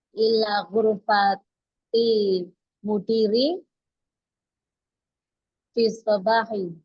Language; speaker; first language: Arabic; non-native, learner; Indonesian